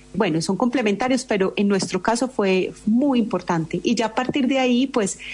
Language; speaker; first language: Spanish; native; Spanish